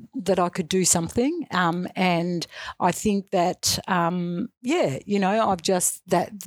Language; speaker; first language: English; native; English